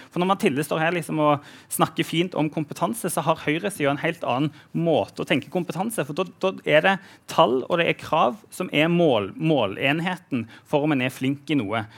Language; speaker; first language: Norwegian; native; Norwegian